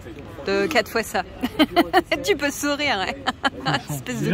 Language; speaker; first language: French; native; French